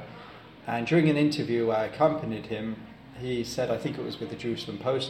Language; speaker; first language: English; native; English